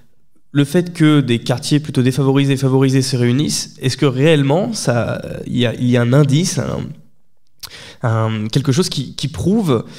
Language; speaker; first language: French; native; French